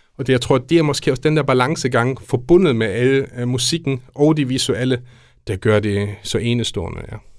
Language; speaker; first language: Danish; non-native, fluent; German